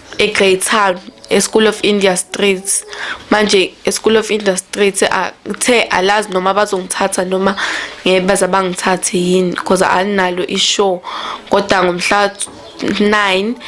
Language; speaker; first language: Zulu; native; Zulu